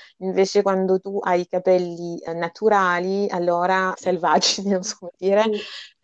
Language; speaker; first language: Italian; early bilingual, other home language; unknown